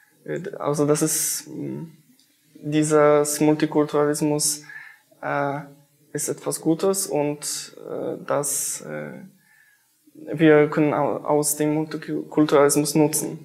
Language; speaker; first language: German; non-native, fluent; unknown